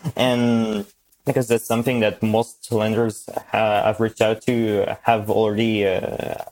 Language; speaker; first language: English; non-native, fluent; French